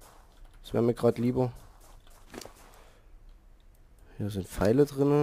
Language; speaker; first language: German; native; German